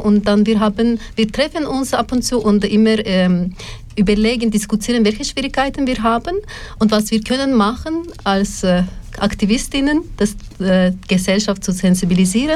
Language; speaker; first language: German; non-native, learner; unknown